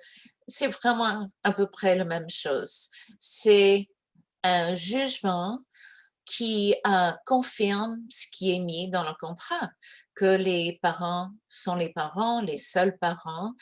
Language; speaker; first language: French; early bilingual, heritage; English